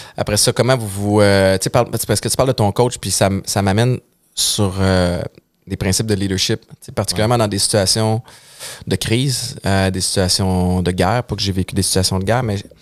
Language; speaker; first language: French; native; French